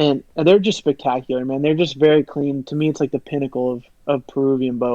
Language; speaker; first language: English; native; English